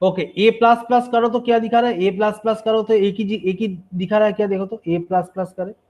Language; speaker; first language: Hindi; non-native, local second language; Bangla